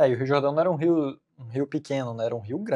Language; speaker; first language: Portuguese; native; Portuguese